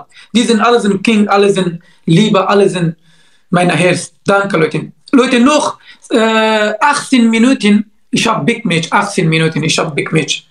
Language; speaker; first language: German; non-native, learner; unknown